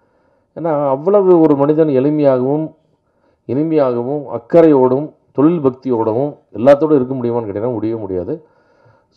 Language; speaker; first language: Tamil; native; Tamil